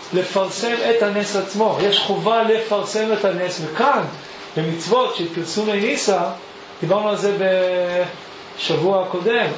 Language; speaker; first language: Hebrew; early bilingual, other home language; English